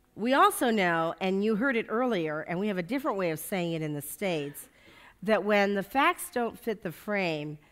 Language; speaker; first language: English; native; English